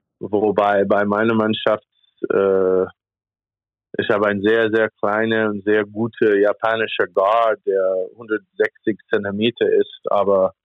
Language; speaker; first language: German; non-native, fluent; English